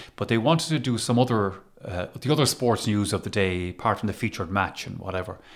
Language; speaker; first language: English; native; English